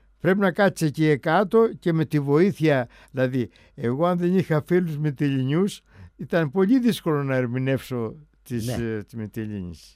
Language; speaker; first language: Greek; native; Greek